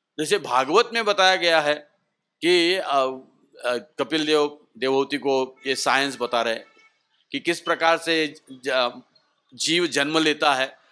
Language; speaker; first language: Hindi; non-native, local second language; Marathi